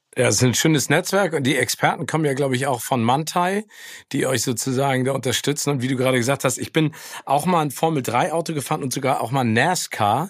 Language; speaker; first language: German; native; German